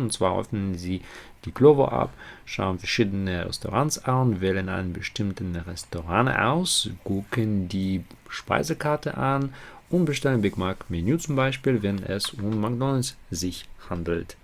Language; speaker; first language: German; non-native, learner; Ukrainian